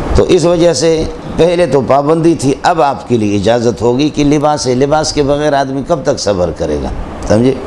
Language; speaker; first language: Urdu; non-native, local second language; Baluchi